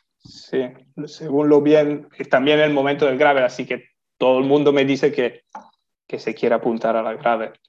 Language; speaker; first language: Spanish; non-native, fluent; Italian